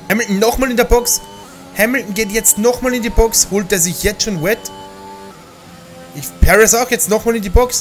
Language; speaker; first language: German; native; German